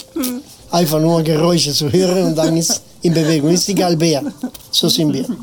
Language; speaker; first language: German; non-native, fluent; Spanish